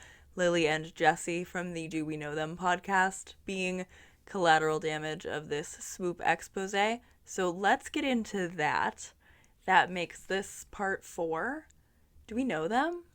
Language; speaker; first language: English; native; English